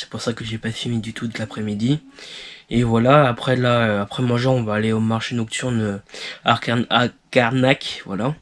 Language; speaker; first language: French; native; French